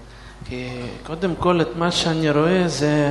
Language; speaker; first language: Hebrew; non-native, fluent; Russian